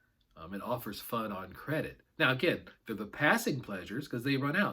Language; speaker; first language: English; native; English